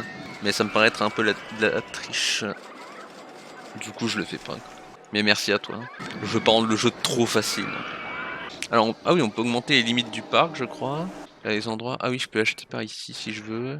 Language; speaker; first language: French; native; French